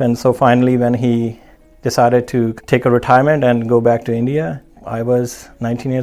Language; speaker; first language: English; non-native, local second language; Punjabi